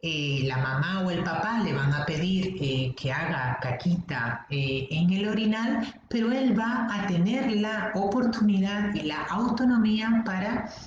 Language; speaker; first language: Spanish; native; Spanish